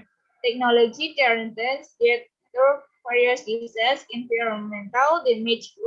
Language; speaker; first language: English; non-native, learner; Indonesian